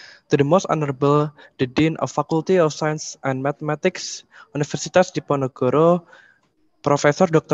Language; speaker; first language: English; non-native, fluent; Indonesian